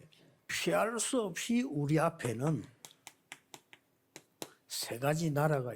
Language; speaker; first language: Korean; native; Korean